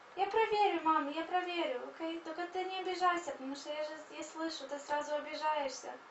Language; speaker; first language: Russian; early bilingual, heritage; Russian